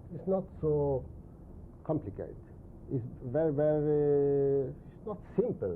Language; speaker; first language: English; non-native, learner; Spanish